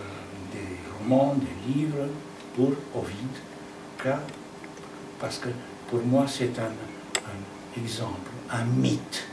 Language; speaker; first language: French; non-native, fluent; Romanian